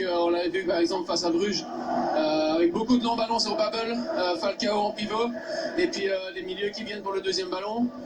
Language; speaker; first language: French; native; French